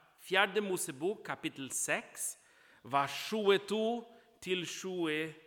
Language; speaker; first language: Norwegian; non-native, fluent; Portuguese